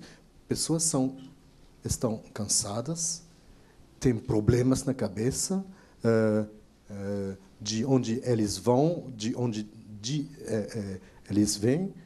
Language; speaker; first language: Portuguese; non-native, fluent; French